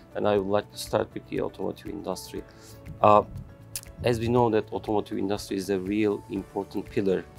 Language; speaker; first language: English; non-native, fluent; Turkish